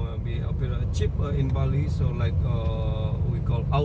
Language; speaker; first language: English; non-native, learner; Indonesian